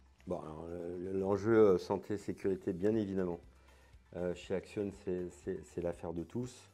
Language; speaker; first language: French; native; French